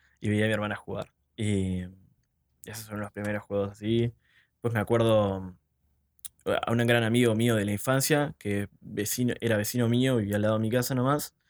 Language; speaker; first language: Spanish; native; Spanish